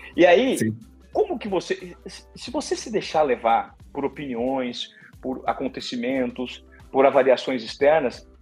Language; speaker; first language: Portuguese; native; Portuguese